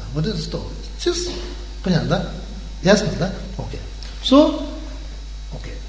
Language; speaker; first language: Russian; non-native, learner; Tibetan